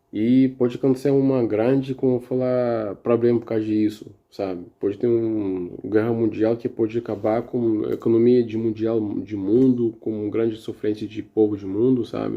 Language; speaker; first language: Portuguese; non-native, learner; Russian